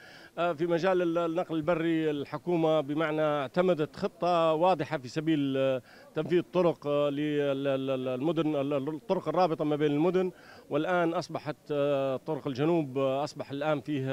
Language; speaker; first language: Arabic; native; Arabic